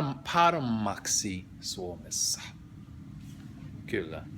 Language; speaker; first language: Finnish; non-native, learner; English